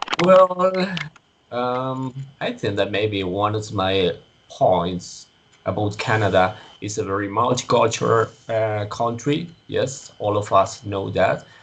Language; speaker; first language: English; non-native, learner; Spanish